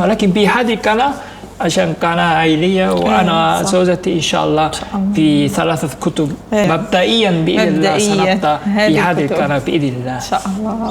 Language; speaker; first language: Arabic; non-native, fluent; Korean